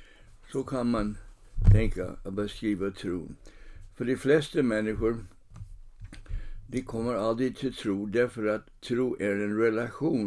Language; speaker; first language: Swedish; non-native, fluent; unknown